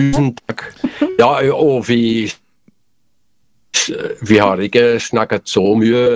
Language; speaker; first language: Norwegian; non-native, learner; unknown